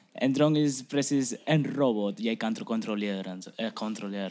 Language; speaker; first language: Dutch; non-native, learner; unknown